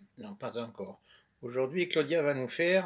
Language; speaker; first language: French; native; French